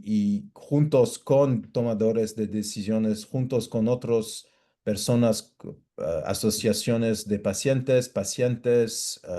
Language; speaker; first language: Spanish; non-native, fluent; English